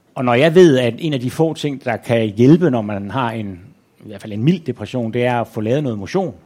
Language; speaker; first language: Danish; native; Danish